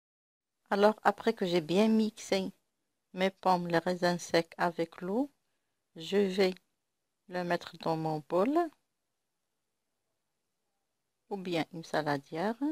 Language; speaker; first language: French; non-native, local second language; Arabic